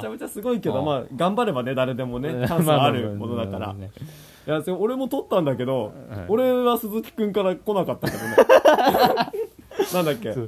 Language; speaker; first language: Japanese; native; Japanese